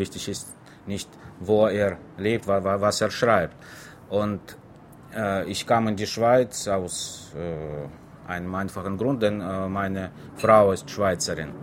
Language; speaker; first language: German; non-native, fluent; Russian